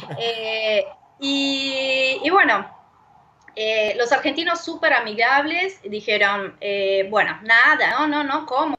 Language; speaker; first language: Spanish; non-native, fluent; Portuguese